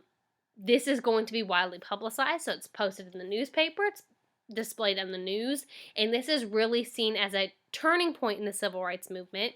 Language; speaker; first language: English; native; English